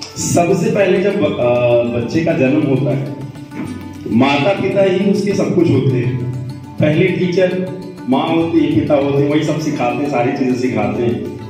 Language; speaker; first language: Hindi; native; Hindi